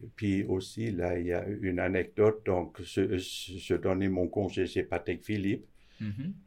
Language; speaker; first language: French; non-native, fluent; Danish